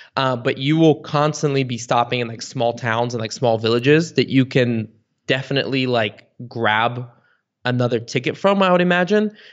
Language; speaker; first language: English; early bilingual, other home language; Bulgarian